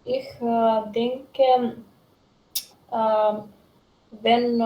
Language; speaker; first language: German; non-native, learner; Macedonian